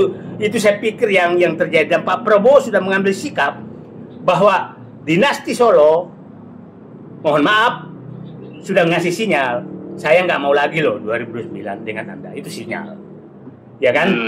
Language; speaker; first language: Indonesian; native; Indonesian